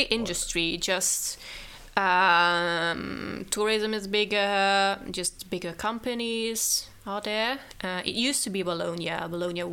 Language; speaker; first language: English; non-native, fluent; Dutch